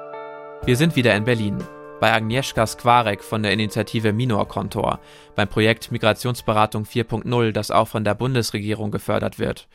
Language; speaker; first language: German; native; German